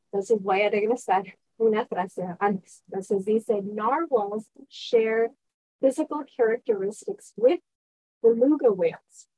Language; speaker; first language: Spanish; early bilingual, heritage; Spanish